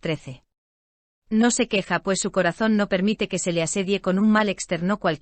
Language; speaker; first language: Spanish; native; Spanish